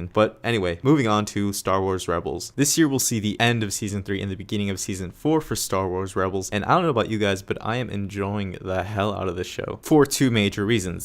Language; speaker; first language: English; native; English